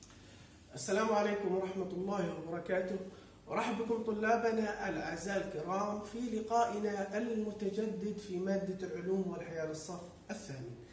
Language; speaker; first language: Arabic; native; Arabic